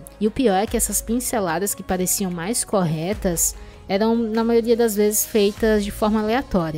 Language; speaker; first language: Portuguese; native; Portuguese